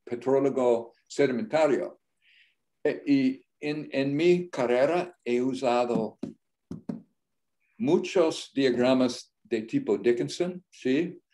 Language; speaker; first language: Spanish; non-native, learner; English